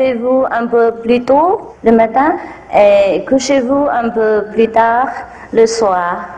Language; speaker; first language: French; non-native, fluent; Vietnamese